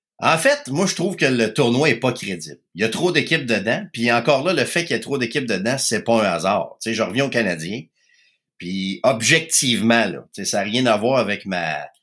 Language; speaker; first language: French; native; French